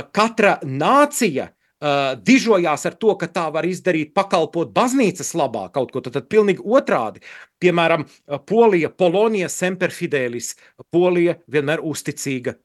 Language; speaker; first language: Latvian; native; Latvian